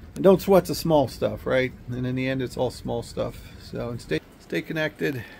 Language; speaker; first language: English; native; English